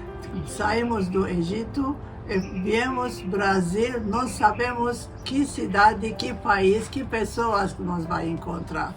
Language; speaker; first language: Portuguese; non-native, learner; Armenian